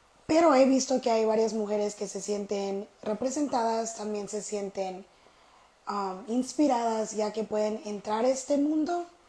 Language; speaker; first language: Spanish; early bilingual, heritage; Spanish